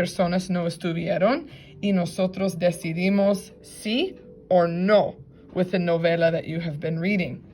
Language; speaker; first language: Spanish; non-native, fluent; English